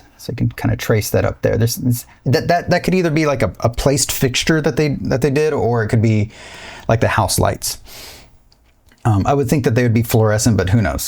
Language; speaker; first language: English; native; English